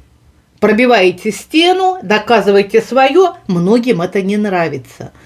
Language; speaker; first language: Russian; native; Russian